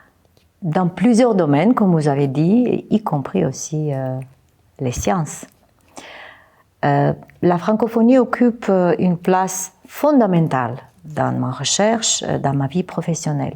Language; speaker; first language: French; non-native, fluent; Armenian